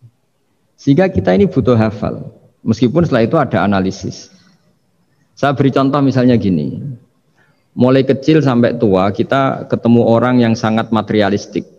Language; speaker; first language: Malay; non-native, local second language; Javanese